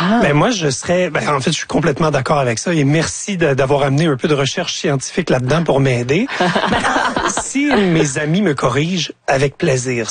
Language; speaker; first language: French; native; French